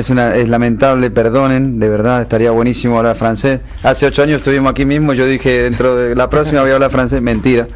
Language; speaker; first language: Spanish; native; Spanish